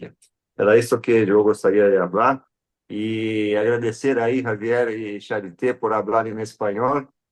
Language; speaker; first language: Spanish; non-native, fluent; Portuguese